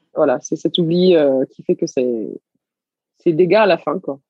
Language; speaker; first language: French; early bilingual, other home language; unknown